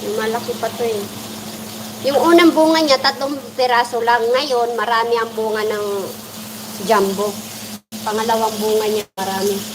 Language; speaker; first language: Filipino; non-native, local second language; Waray